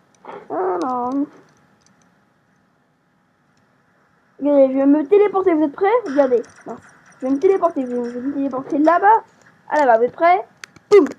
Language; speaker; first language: French; native; French